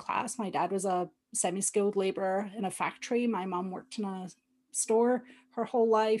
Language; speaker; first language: English; native; English